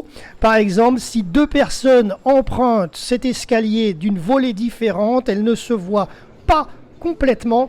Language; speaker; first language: French; native; French